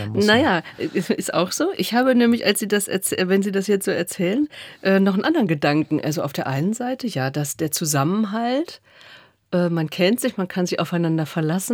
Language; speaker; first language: German; native; German